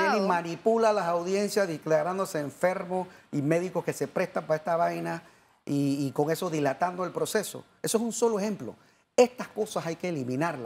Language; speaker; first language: Spanish; native; Spanish